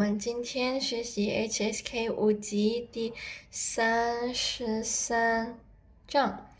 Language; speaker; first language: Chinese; non-native, fluent; Indonesian